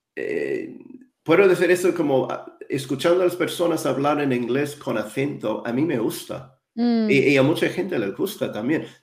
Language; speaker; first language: Spanish; non-native, fluent; English